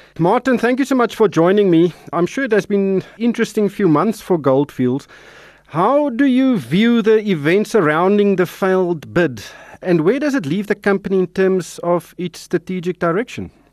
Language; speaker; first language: English; non-native, local second language; Afrikaans